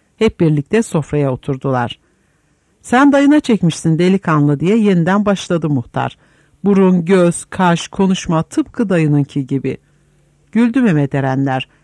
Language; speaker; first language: Turkish; native; Turkish